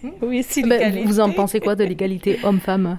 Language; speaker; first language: French; native; French